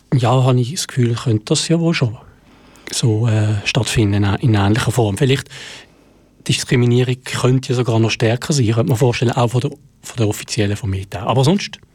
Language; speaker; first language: German; native; German